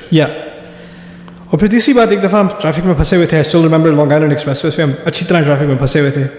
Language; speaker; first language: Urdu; early bilingual, other home language; German